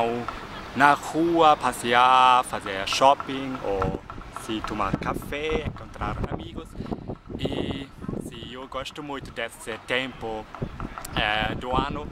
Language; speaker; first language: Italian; non-native, learner; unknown